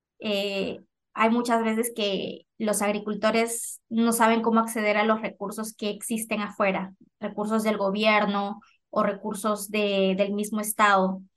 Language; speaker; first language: Spanish; native; Spanish